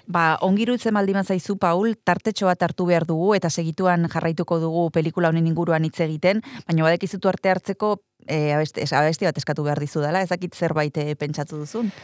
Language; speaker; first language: Basque; native; Basque